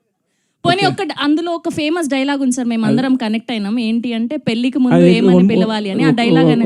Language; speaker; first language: Telugu; native; Telugu